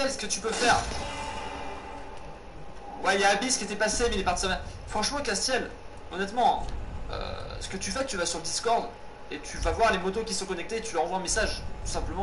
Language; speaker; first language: French; native; French